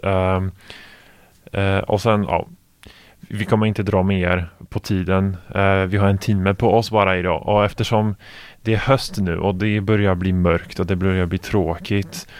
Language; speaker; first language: Swedish; non-native, fluent; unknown